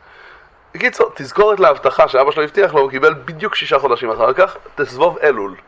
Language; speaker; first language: Hebrew; native; Hebrew